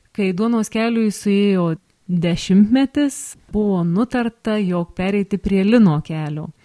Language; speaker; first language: Lithuanian; native; Lithuanian